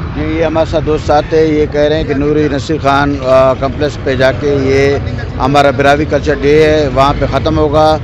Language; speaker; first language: Urdu; non-native, local second language; Baluchi